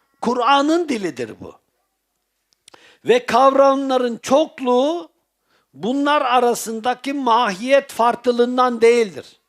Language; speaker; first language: Turkish; native; Turkish